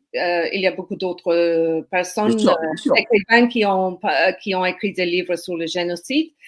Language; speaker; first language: French; non-native, fluent; English